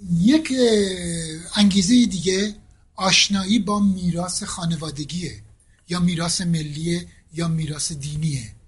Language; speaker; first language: Persian; native; Persian